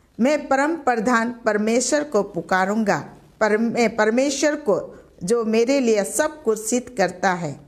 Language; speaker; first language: Hindi; non-native, local second language; Assamese